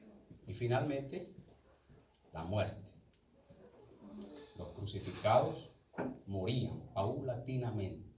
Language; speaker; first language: Spanish; native; Spanish